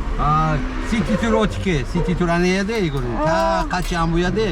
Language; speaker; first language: Korean; non-native, learner; Uzbek